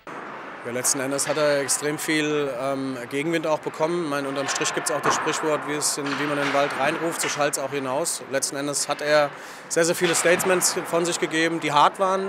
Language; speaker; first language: German; native; German